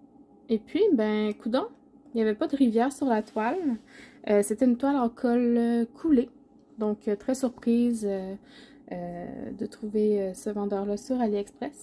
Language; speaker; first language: French; native; French